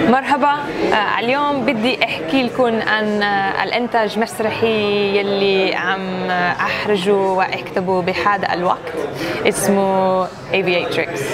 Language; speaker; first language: Arabic; non-native, learner; English